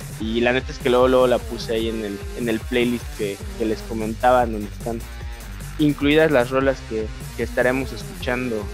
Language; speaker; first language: Spanish; native; Spanish